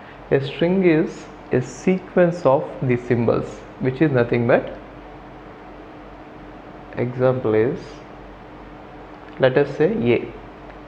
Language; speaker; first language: English; non-native, local second language; Telugu